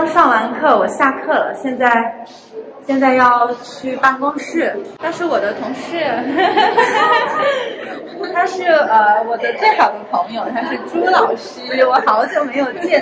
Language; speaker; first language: Chinese; native; Chinese